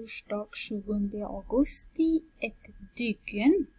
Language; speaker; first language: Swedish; non-native, fluent; Persian